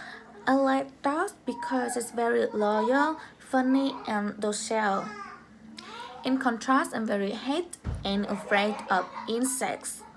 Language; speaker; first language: English; non-native, learner; Vietnamese